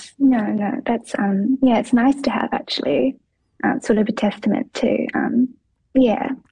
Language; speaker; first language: English; native; English